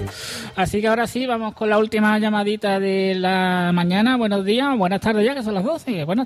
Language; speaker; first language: Spanish; native; Spanish